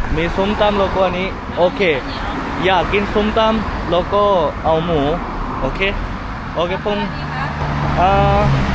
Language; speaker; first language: Thai; non-native, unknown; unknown